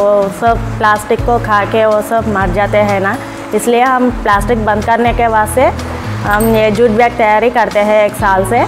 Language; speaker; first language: Hindi; non-native, local second language; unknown